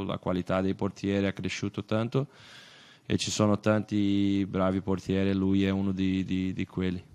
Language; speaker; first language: Italian; non-native, fluent; Portuguese